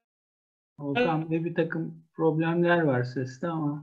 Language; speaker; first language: Turkish; native; Turkish